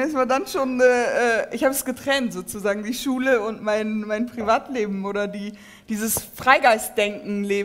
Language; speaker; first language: German; early bilingual, other home language; Turkish